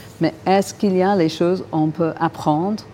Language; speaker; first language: French; non-native, fluent; English